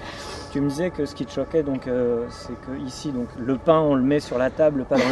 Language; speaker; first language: French; native; French